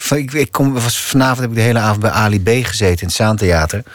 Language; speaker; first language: Dutch; non-native, local second language; Low German